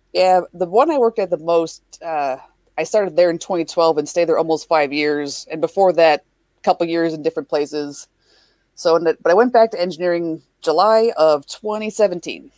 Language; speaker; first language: English; native; English